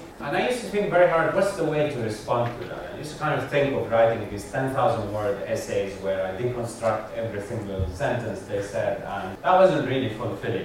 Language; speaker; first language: English; non-native, fluent; Arabic